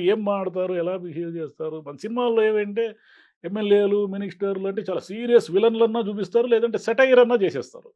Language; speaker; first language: Telugu; native; Telugu